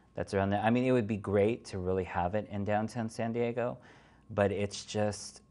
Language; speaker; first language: English; native; English